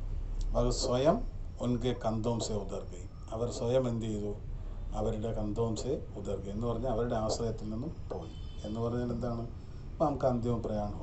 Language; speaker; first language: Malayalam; native; Malayalam